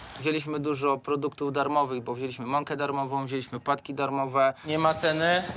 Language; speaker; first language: Polish; native; Polish